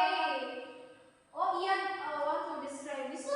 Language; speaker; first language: English; non-native, learner; Indonesian